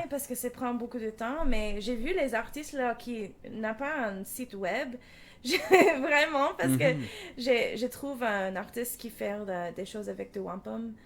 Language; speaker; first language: French; non-native, learner; English